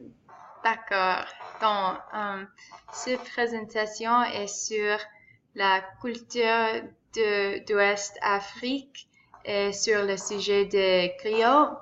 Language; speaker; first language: French; non-native, learner; English